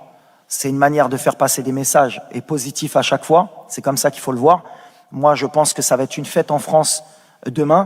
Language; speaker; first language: French; native; French